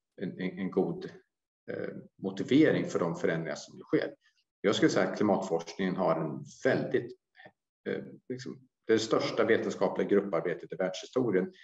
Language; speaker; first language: Swedish; native; Swedish